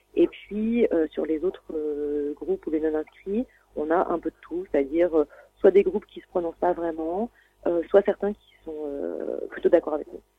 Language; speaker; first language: French; native; French